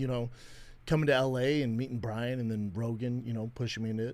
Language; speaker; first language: English; native; English